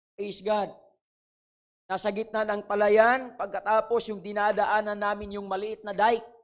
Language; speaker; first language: Filipino; non-native, local second language; Waray